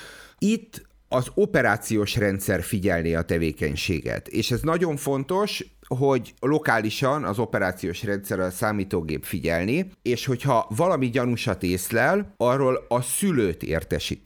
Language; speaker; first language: Hungarian; native; Hungarian